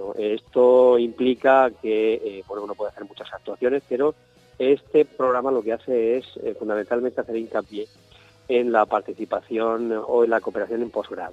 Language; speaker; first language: Spanish; native; Spanish